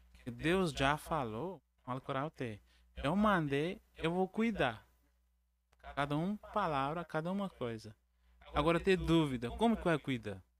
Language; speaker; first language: Portuguese; non-native, learner; Arabic